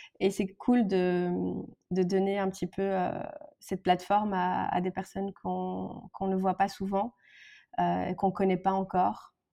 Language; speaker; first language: French; non-native, local second language; Arabic